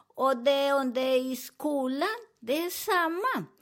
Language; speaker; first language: Swedish; non-native, learner; Spanish